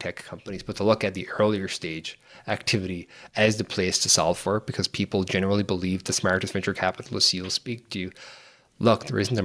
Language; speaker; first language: English; native; English